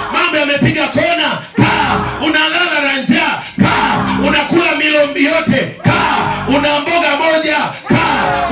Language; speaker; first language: Swahili; native; Swahili